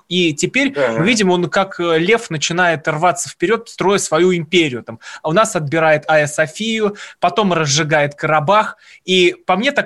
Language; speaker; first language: Russian; native; Russian